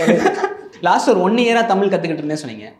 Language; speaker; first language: Tamil; native; Tamil